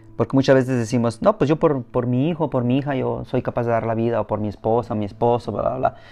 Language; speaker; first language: Spanish; native; Spanish